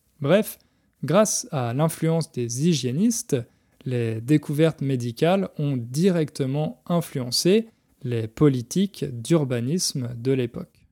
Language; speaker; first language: French; native; French